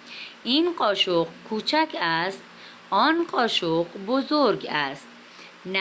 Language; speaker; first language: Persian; non-native, fluent; Urdu